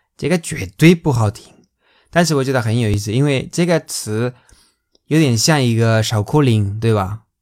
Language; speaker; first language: Chinese; non-native, fluent; Spanish